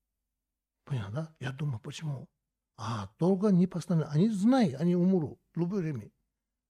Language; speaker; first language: Russian; non-native, learner; Tibetan